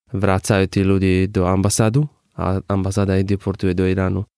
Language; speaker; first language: Slovak; non-native, learner; Persian